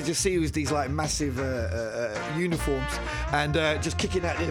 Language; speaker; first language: English; native; English